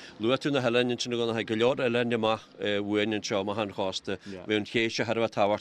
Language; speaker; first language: Irish; native; Irish